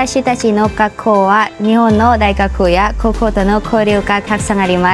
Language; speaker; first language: Japanese; non-native, learner; Thai